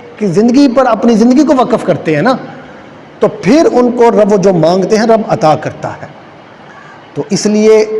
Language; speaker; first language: Urdu; native; Urdu